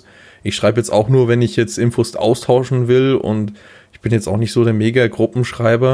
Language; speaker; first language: German; native; German